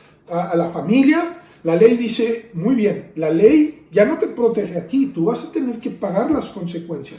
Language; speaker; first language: Spanish; native; Spanish